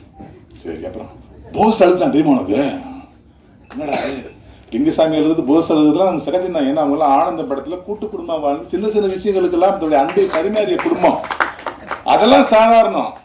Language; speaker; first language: Tamil; native; Tamil